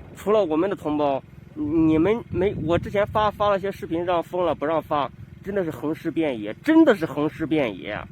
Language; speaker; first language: Chinese; native; Chinese